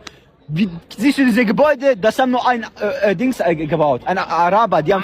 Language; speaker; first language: German; non-native, learner; Kurdish